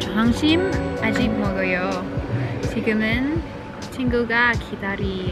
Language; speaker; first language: Korean; non-native, learner; English